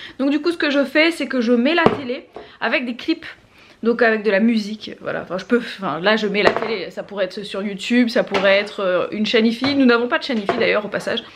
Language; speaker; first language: French; native; French